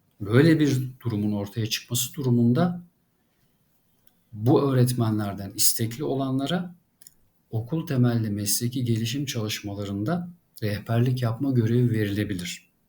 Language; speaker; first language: Turkish; native; Turkish